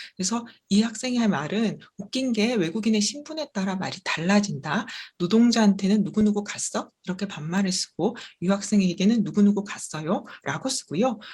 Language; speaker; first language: Korean; native; Korean